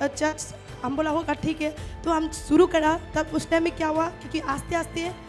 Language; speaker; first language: Hindi; non-native, local second language; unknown